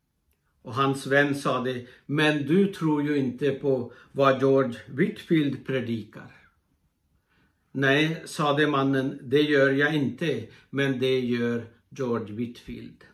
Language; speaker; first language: Swedish; non-native, fluent; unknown